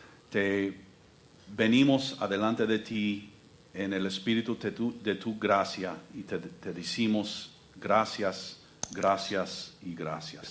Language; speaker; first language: Spanish; non-native, fluent; English